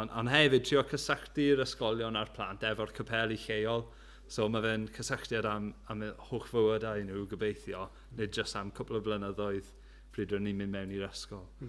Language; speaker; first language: Welsh; non-native, local second language; English